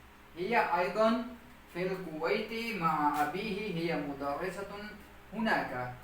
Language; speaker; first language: Arabic; non-native, learner; Urdu